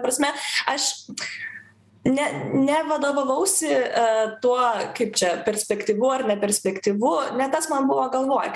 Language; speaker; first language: Lithuanian; non-native, local second language; Polish